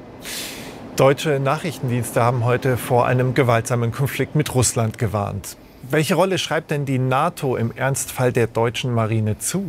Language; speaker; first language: German; native; German